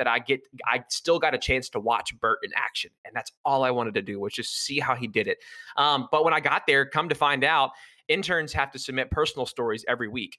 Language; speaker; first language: English; native; English